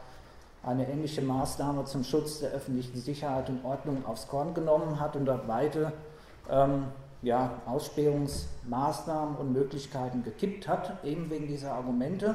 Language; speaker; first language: German; native; German